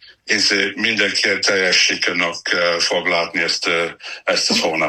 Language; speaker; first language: Hungarian; non-native, fluent; English